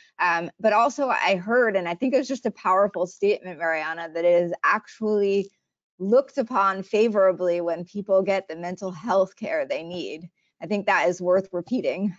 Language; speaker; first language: English; native; English